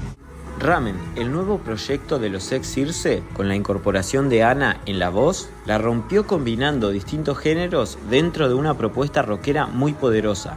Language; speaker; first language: Spanish; native; Spanish